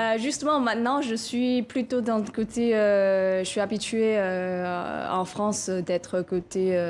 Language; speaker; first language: French; non-native, learner; Chinese